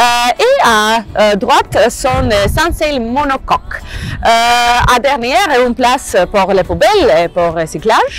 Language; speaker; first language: French; non-native, learner; Croatian